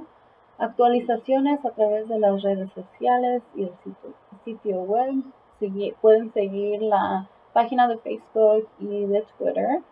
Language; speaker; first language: Spanish; early bilingual, heritage; Spanish